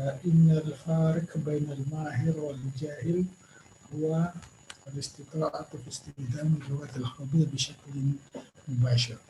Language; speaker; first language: Arabic; non-native, fluent; Indonesian